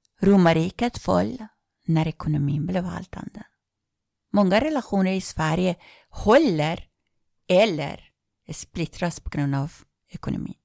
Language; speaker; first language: Swedish; non-native, fluent; Persian